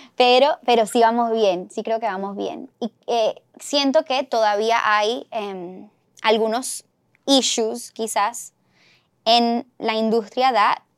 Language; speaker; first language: Spanish; early bilingual, heritage; Spanish